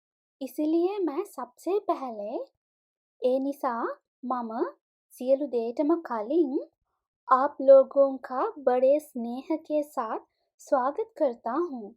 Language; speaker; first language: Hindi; non-native, fluent; Sinhala